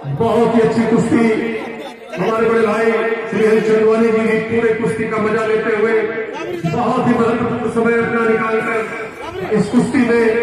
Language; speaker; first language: Hindi; native; Hindi